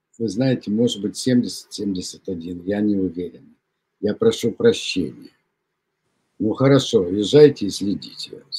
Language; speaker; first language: Russian; native; Russian